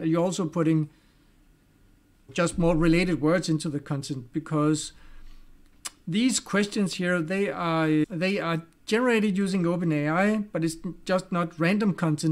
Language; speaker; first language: English; non-native, fluent; Danish